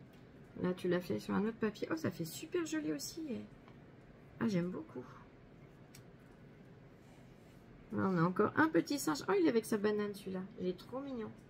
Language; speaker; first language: French; native; French